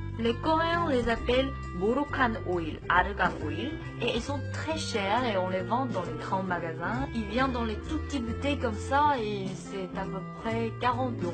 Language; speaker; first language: French; non-native, fluent; Korean